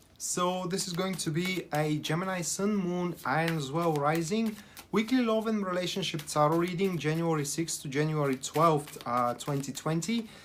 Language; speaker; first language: English; non-native, fluent; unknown